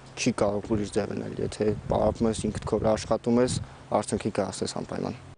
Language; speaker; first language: Armenian; early bilingual, heritage; Armenian